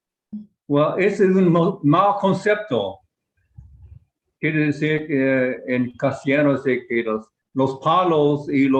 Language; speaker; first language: Spanish; non-native, fluent; English